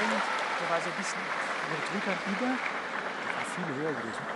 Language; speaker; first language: German; native; German